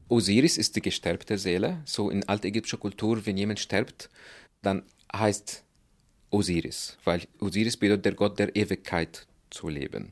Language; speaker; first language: German; non-native, fluent; Arabic